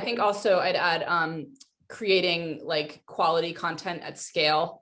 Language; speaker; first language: English; native; English